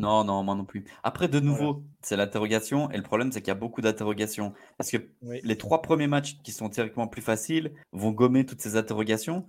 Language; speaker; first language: French; native; French